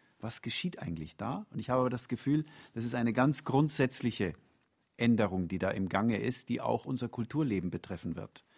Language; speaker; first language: German; native; German